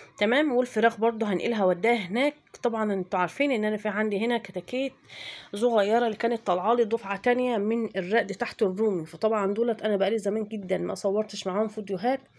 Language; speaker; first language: Arabic; native; Arabic